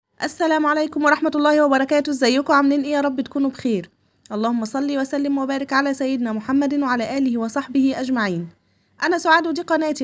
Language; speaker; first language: Arabic; native; Arabic